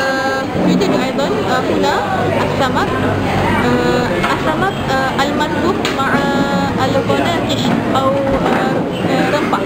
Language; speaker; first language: Arabic; non-native, learner; Malay